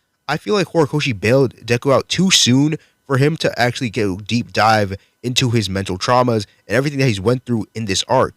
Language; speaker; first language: English; native; English